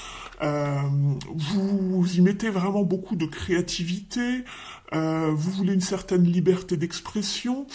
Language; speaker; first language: French; native; French